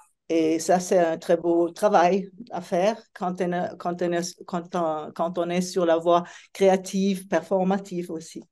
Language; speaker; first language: French; non-native, fluent; Italian